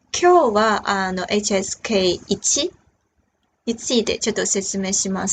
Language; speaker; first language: Japanese; non-native, fluent; Chinese